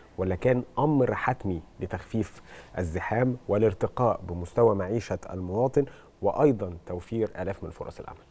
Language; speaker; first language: Egyptian Arabic; native; Egyptian Arabic